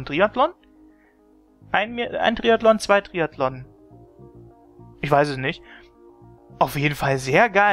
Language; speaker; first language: German; native; German